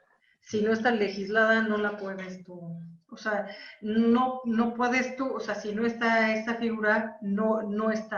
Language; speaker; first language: Spanish; native; Spanish